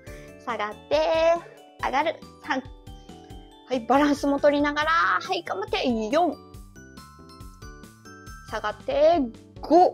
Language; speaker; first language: Japanese; native; Japanese